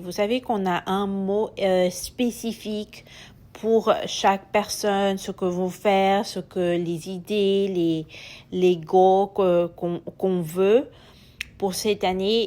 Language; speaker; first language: French; non-native, fluent; Spanish